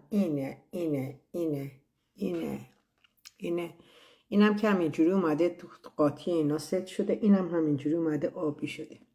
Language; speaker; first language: Persian; native; Persian